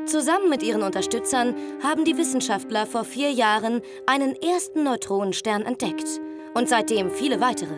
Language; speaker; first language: German; native; German